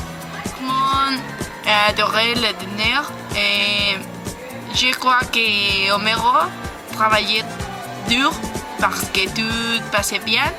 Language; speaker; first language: French; non-native, learner; Spanish